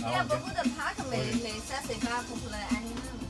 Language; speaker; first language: French; non-native, learner; Chinese